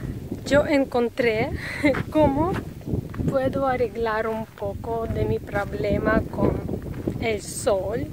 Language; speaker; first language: Spanish; non-native, learner; Russian